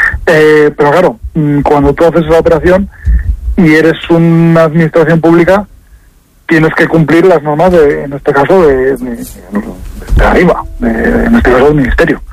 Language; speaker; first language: Spanish; native; Spanish